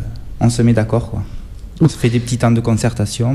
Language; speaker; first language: French; native; French